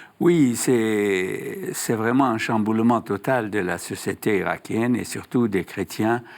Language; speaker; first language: French; non-native, fluent; Arabic